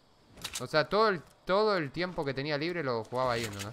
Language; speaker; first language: Spanish; native; Spanish